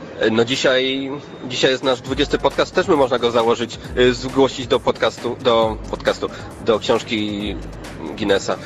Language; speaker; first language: Polish; native; Polish